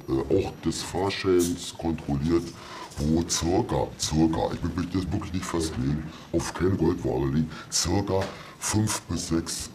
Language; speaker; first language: German; native; German